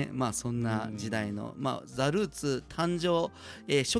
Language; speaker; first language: Japanese; native; Japanese